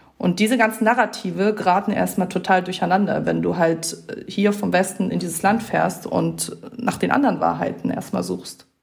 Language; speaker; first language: German; early bilingual, other home language; Persian